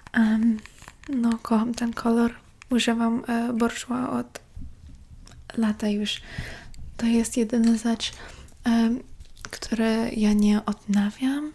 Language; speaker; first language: Polish; early bilingual, heritage; Polish